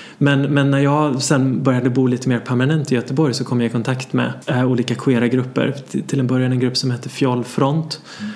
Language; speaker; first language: Swedish; native; Swedish